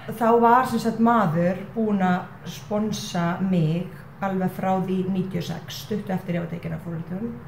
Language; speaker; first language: Icelandic; non-native, fluent; Estonian